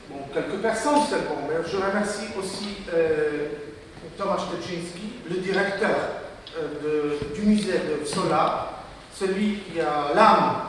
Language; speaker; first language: French; non-native, fluent; Polish